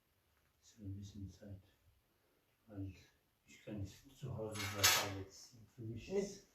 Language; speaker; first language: German; non-native, learner; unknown